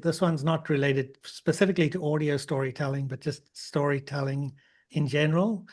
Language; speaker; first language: English; native; English